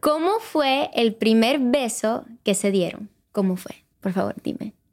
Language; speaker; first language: Spanish; early bilingual, other home language; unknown